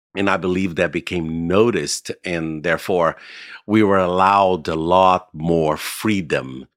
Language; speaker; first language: English; non-native, fluent; Portuguese